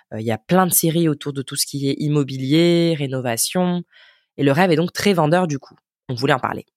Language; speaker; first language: French; native; French